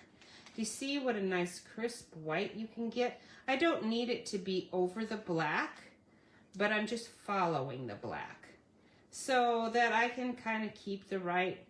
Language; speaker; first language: English; native; English